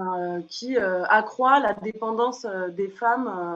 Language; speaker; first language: French; native; French